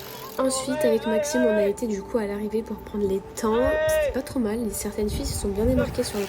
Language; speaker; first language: French; native; French